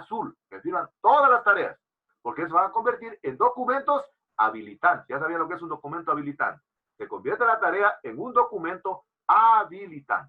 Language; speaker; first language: Spanish; native; Spanish